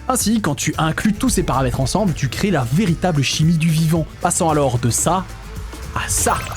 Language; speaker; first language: French; native; French